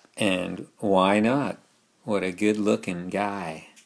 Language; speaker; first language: English; native; English